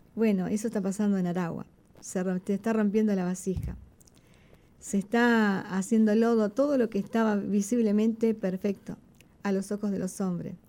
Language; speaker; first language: Spanish; native; Spanish